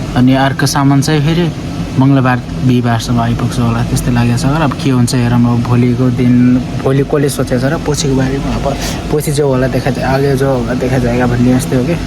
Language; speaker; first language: Nepali; native; Nepali